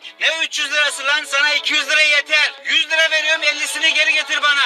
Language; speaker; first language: Turkish; native; Turkish